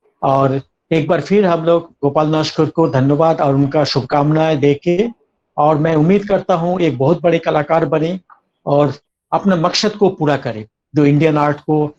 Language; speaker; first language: Hindi; native; Hindi